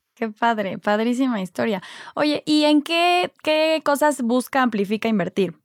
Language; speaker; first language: Spanish; native; Spanish